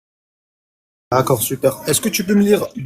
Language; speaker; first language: French; native; French